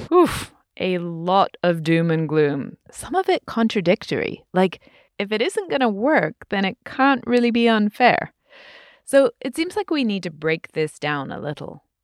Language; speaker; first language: English; native; English